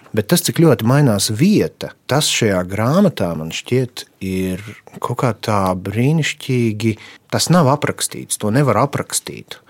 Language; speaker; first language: Latvian; native; Latvian